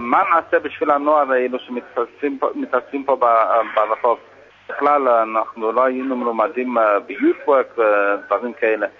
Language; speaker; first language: Hebrew; non-native, fluent; English